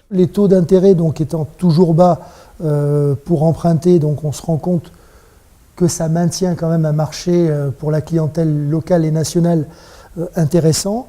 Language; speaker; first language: French; native; French